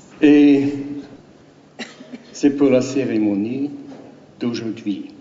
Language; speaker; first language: French; non-native, learner; German